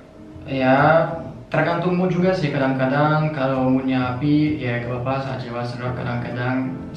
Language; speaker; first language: Indonesian; non-native, fluent; French